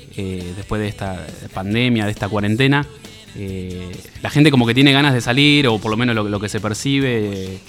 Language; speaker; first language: Spanish; native; Spanish